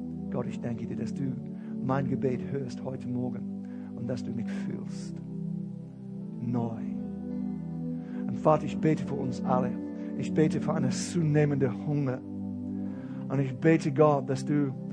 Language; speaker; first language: German; non-native, fluent; English